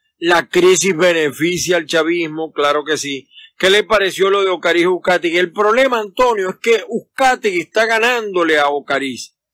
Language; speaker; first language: Spanish; native; Spanish